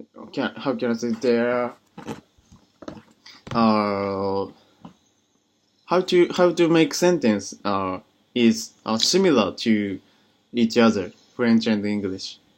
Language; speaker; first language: English; non-native, learner; Japanese